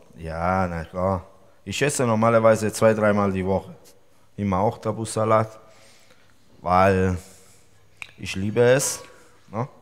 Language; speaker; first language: German; non-native, learner; Italian